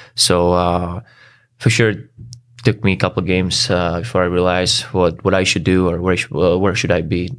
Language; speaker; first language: English; non-native, fluent; Czech